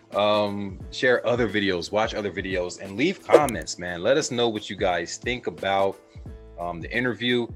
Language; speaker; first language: English; native; English